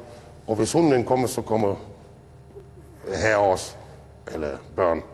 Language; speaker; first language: Danish; non-native, fluent; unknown